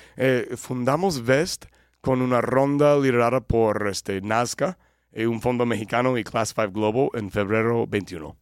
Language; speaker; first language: Spanish; non-native, fluent; English